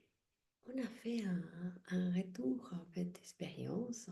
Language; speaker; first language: French; non-native, fluent; Spanish